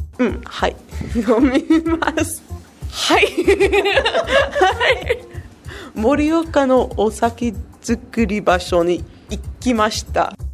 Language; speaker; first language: Japanese; non-native, learner; English